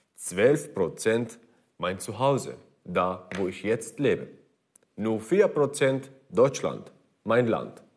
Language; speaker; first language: German; non-native, fluent; Kurdish